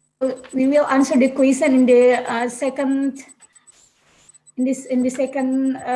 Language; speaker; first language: English; non-native, learner; Indonesian